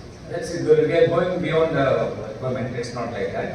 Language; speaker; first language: English; non-native, local second language; Telugu